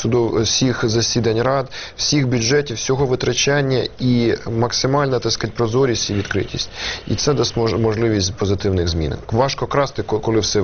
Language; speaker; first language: Ukrainian; native; Ukrainian